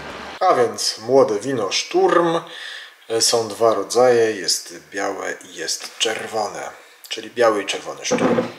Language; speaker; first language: Polish; native; Polish